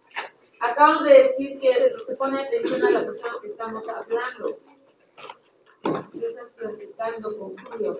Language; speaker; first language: Spanish; native; Spanish